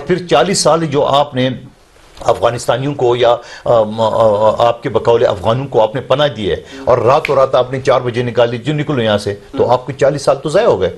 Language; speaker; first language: Urdu; non-native, local second language; Pashto